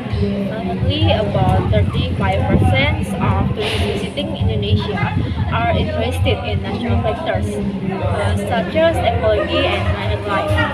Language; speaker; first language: English; non-native, learner; Indonesian